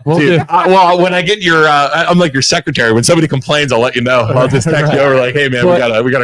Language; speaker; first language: English; native; English